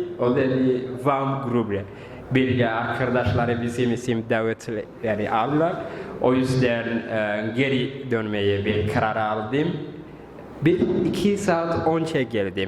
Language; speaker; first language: Turkish; non-native, learner; Somali